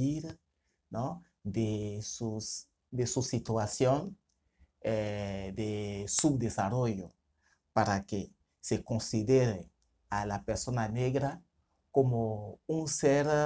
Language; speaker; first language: Spanish; non-native, fluent; French